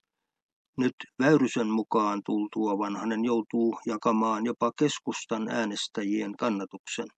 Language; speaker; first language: Finnish; native; Finnish